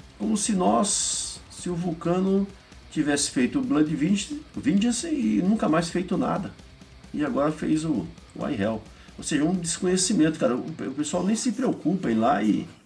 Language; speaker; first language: Portuguese; native; Portuguese